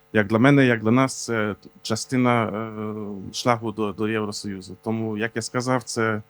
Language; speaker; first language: Ukrainian; non-native, fluent; Hungarian